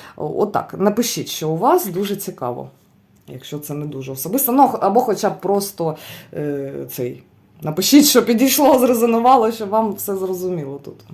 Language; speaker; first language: Ukrainian; non-native, local second language; Russian